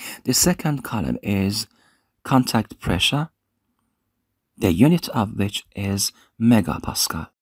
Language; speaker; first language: English; non-native, fluent; Persian